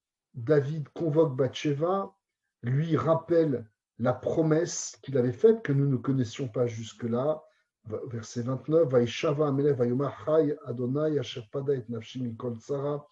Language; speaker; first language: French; native; French